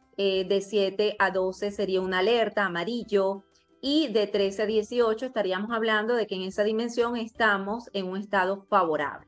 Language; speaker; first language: Spanish; native; Spanish